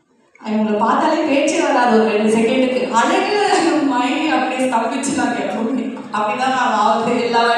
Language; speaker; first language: Tamil; native; Tamil